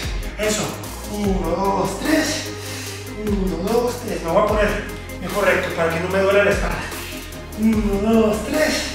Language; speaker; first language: Spanish; native; Spanish